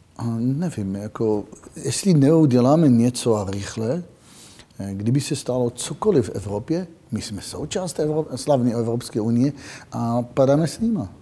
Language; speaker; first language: Czech; non-native, fluent; Hebrew